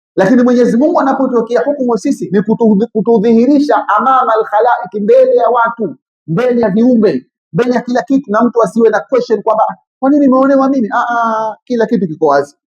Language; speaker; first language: Swahili; native; Swahili